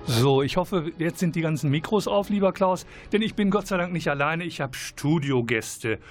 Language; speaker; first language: German; native; German